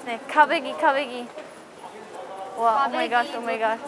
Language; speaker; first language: Korean; non-native, learner; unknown